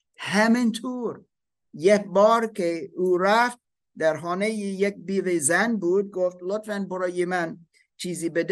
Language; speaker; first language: Persian; non-native, learner; German